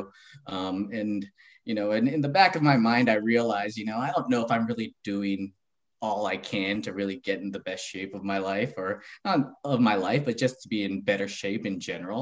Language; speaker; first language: English; native; English